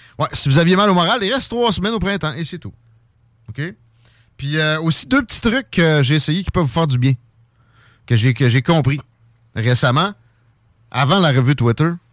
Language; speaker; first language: French; native; French